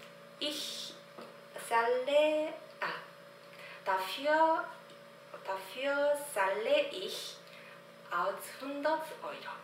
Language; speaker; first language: German; non-native, learner; Korean